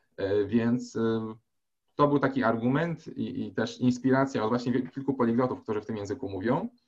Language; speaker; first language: Polish; native; Polish